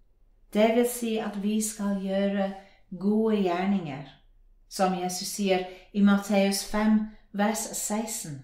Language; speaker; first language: Norwegian; non-native, fluent; English